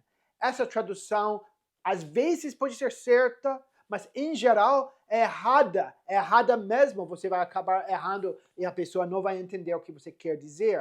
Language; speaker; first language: Portuguese; non-native, fluent; English